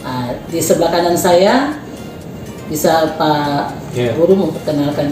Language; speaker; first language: Indonesian; native; Indonesian